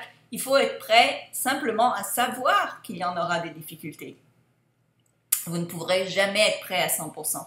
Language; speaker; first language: French; native; French